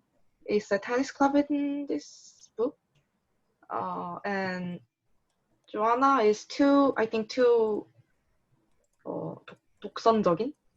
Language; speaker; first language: English; non-native, learner; Korean